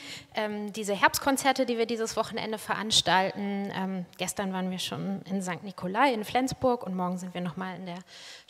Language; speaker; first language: German; native; German